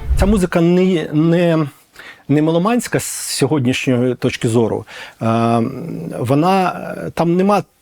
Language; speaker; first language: Ukrainian; native; Ukrainian